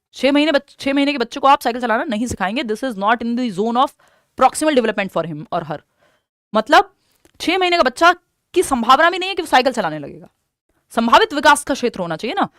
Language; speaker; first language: Hindi; native; Hindi